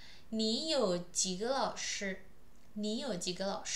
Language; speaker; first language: Chinese; non-native, fluent; Indonesian